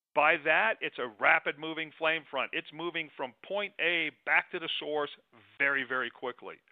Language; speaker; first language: English; native; English